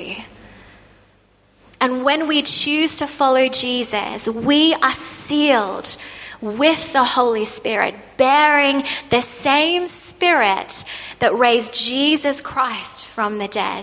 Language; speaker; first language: English; native; English